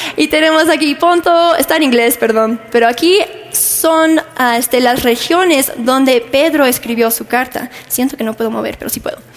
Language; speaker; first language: Spanish; non-native, fluent; English